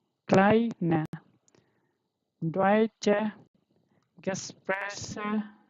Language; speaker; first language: German; non-native, fluent; Hindi